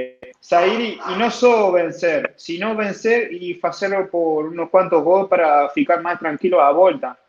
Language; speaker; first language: Portuguese; non-native, fluent; Spanish